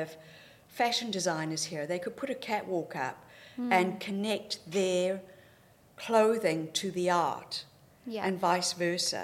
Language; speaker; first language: English; native; English